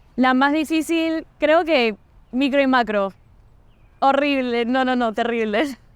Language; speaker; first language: Spanish; non-native, fluent; Portuguese